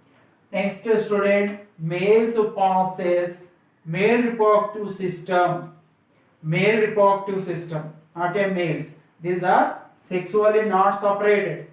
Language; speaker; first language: English; non-native, local second language; Telugu